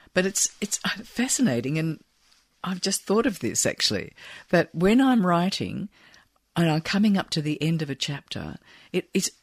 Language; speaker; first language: English; native; English